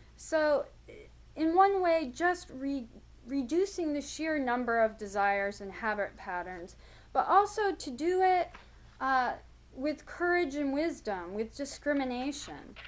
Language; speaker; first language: English; native; English